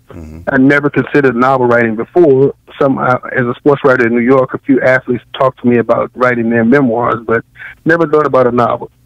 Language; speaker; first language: English; native; English